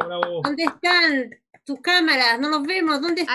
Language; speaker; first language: Spanish; native; Spanish